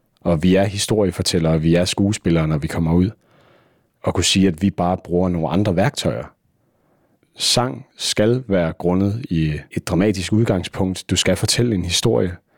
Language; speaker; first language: Danish; native; Danish